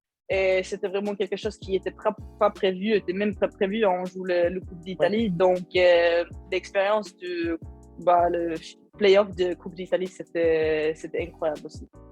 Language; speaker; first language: French; non-native, learner; Swedish